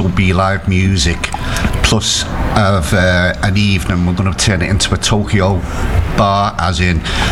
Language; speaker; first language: English; native; English